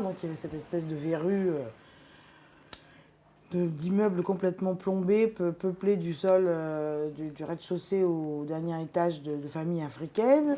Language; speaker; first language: French; native; French